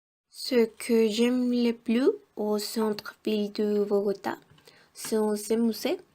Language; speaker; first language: French; non-native, learner; Spanish